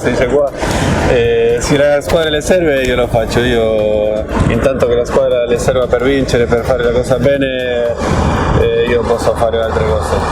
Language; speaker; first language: Italian; non-native, learner; Spanish